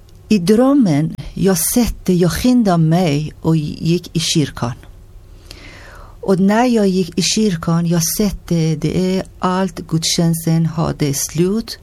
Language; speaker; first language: Swedish; non-native, learner; Persian